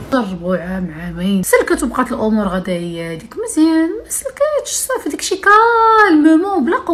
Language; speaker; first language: Arabic; native; Arabic